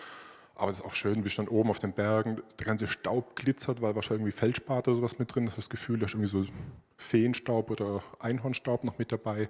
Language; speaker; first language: German; native; German